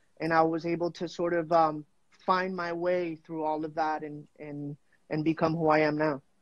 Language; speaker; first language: English; non-native, fluent; Spanish